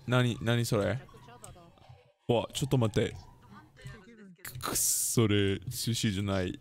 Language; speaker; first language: Japanese; non-native, learner; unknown